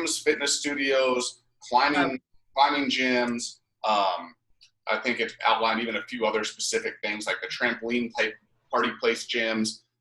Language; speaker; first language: English; native; English